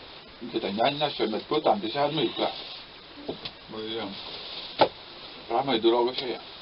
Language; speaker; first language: Russian; native; Russian